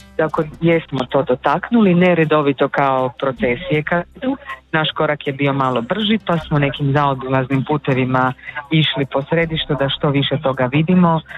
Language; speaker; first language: Croatian; native; Croatian